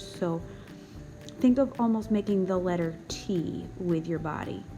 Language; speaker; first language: English; native; English